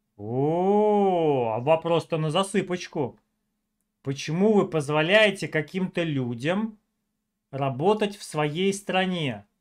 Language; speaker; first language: Russian; native; Russian